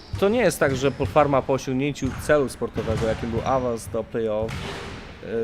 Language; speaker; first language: Polish; native; Polish